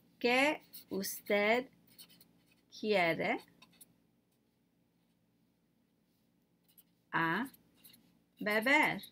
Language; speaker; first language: Spanish; non-native, learner; English